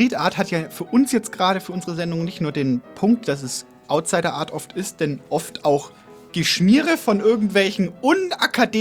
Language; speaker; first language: German; native; German